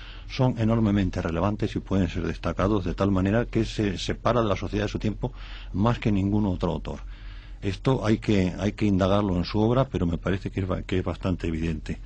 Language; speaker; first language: Spanish; native; Spanish